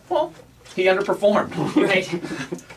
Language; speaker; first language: English; native; English